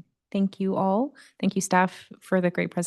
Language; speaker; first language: English; native; English